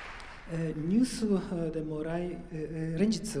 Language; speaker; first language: Japanese; non-native, fluent; Polish